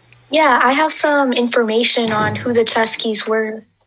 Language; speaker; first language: English; native; English